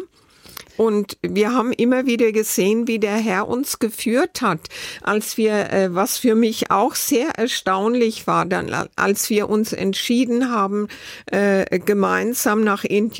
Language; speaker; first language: German; native; German